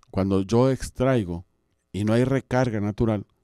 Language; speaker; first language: Spanish; native; Spanish